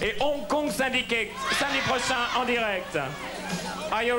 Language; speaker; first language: French; native; French